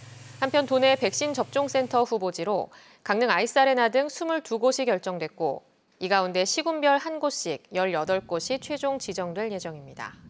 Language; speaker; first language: Korean; native; Korean